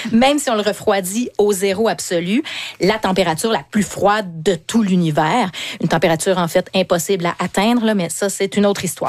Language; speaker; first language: French; native; French